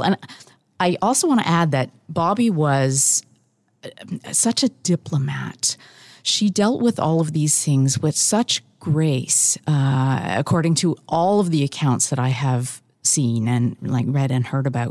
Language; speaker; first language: English; native; English